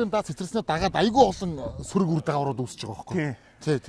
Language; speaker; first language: Mongolian; native; Mongolian